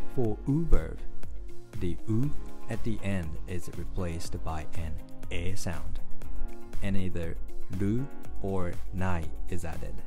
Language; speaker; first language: English; non-native, fluent; Japanese